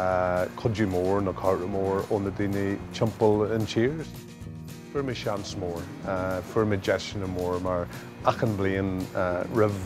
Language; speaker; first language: Irish; non-native, local second language; English